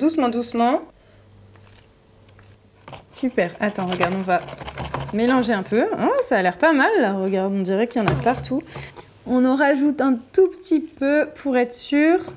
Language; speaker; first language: French; native; French